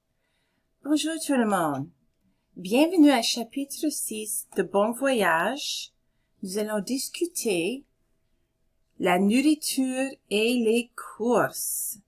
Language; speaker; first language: French; non-native, fluent; English